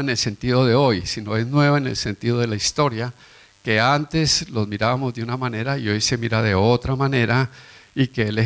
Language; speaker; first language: Spanish; native; Spanish